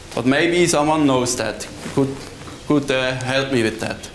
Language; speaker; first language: English; non-native, fluent; Swiss German